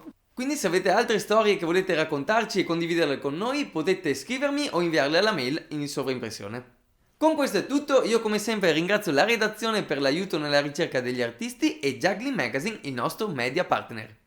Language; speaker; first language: Italian; native; Italian